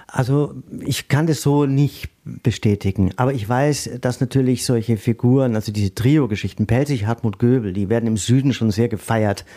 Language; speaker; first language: German; native; German